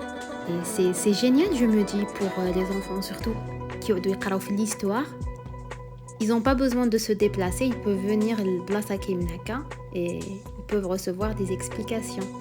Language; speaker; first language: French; non-native, local second language; Arabic